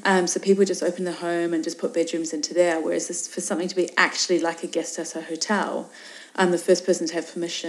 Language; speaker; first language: English; native; English